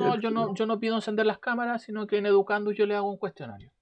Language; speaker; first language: Spanish; native; Spanish